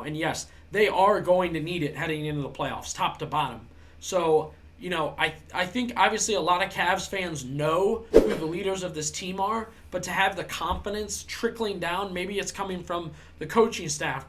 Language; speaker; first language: English; native; English